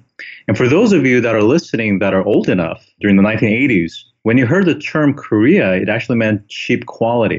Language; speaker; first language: English; early bilingual, other home language; Korean